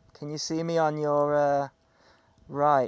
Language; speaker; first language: English; native; English